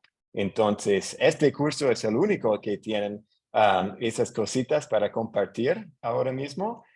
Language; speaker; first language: Spanish; non-native, fluent; English